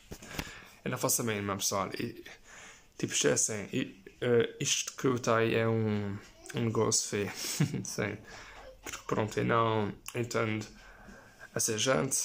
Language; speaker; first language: Portuguese; early bilingual, heritage; Portuguese